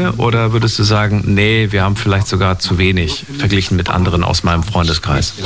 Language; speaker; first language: German; native; German